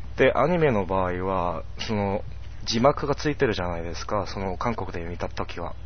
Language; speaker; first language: Japanese; non-native, fluent; Korean